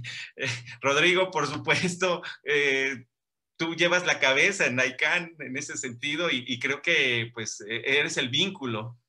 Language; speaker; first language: Spanish; native; Spanish